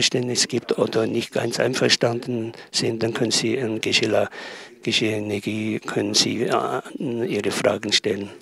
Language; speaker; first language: German; non-native, learner; Tibetan